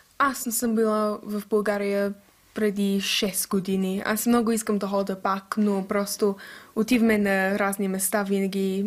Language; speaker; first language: Bulgarian; early bilingual, heritage; English